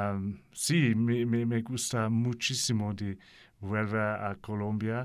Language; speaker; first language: Spanish; non-native, learner; English